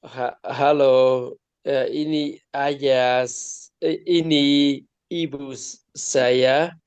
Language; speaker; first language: Indonesian; non-native, learner; Vietnamese